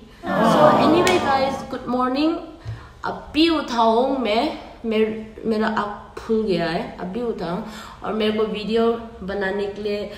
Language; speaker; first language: Hindi; non-native, local second language; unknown